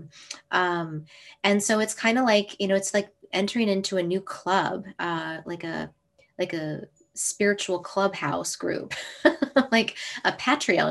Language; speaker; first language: English; native; English